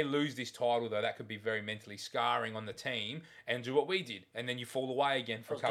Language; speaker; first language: English; native; English